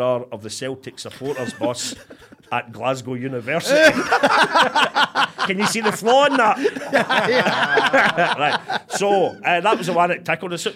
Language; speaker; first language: English; native; English